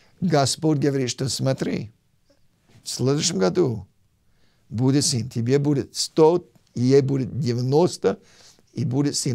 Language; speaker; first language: Russian; non-native, fluent; English